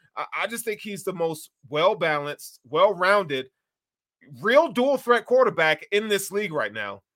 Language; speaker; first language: English; native; English